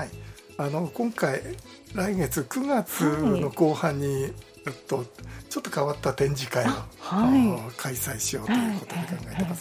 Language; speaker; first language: Japanese; native; Japanese